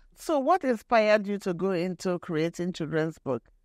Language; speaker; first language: English; native; English